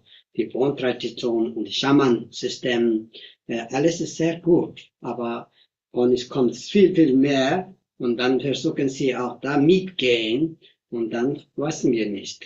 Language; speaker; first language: German; non-native, fluent; Tibetan